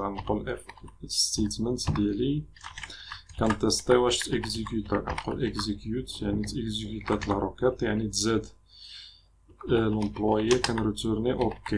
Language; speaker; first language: Arabic; native; Arabic